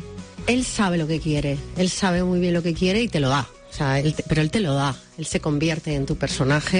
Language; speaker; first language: Spanish; native; Spanish